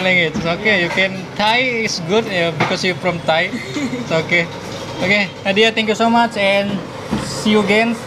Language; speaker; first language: English; non-native, learner; Indonesian